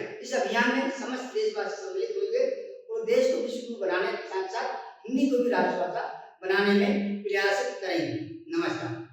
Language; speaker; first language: Hindi; native; Hindi